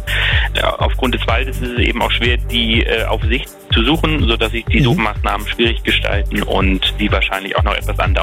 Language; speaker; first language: German; native; German